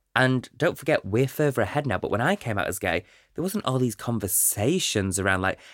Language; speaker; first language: English; native; English